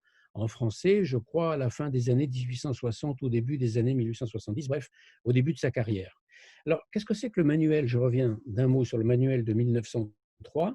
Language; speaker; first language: French; native; French